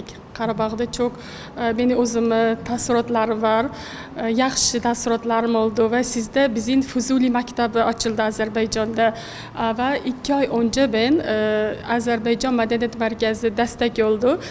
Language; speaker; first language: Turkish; non-native, learner; Uzbek